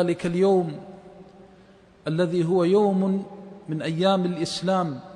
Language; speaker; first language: Arabic; native; Arabic